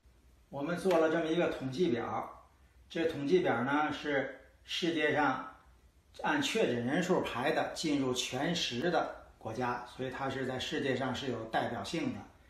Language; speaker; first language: Chinese; native; Chinese